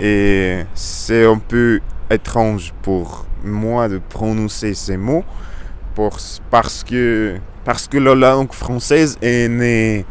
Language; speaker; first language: French; non-native, learner; Russian